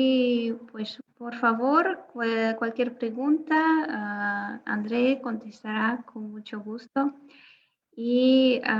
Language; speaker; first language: Spanish; non-native, fluent; Russian